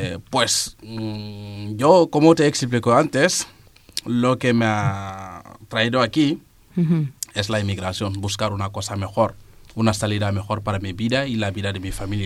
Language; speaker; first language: Spanish; non-native, fluent; Serer